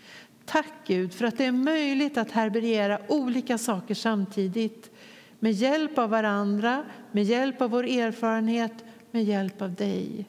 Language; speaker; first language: Swedish; native; Swedish